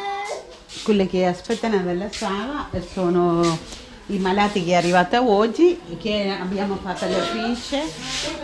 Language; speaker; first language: Italian; non-native, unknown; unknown